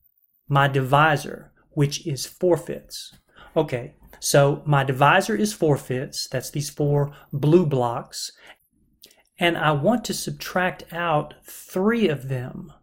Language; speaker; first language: English; native; English